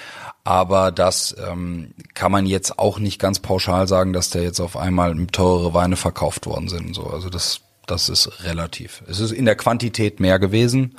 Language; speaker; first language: German; native; German